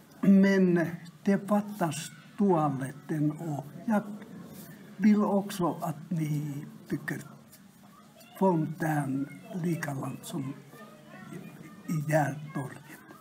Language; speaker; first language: Swedish; non-native, learner; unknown